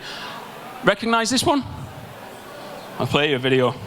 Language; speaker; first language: English; native; English